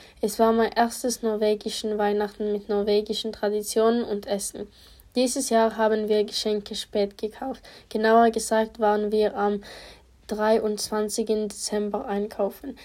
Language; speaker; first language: German; non-native, learner; Polish